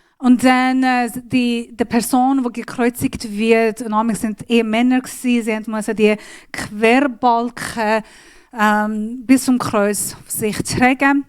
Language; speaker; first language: German; non-native, learner; Persian